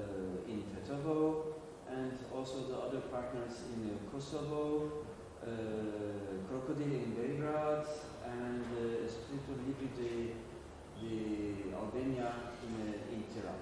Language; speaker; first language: English; non-native, learner; Turkish